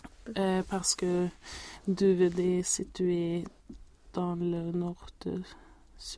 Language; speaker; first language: French; non-native, learner; Swedish